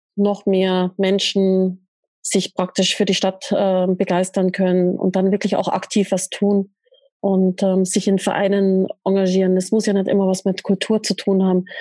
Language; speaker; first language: German; native; German